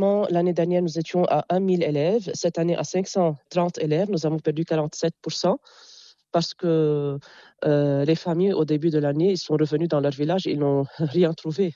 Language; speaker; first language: French; non-native, local second language; Arabic